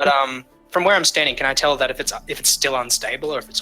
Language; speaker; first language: English; native; English